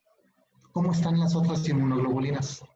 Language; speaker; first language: Spanish; native; Spanish